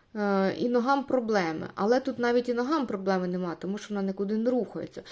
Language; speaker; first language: Ukrainian; non-native, local second language; Russian